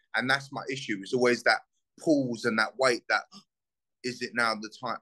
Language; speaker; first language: English; native; English